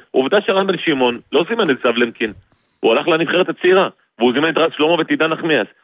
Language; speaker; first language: Hebrew; native; Hebrew